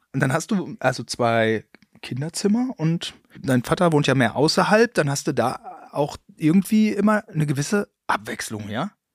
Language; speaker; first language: German; native; German